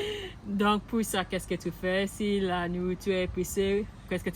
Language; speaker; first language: French; non-native, learner; Akan